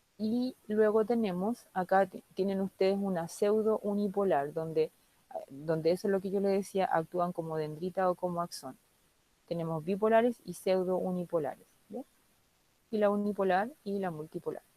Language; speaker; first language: Spanish; native; Spanish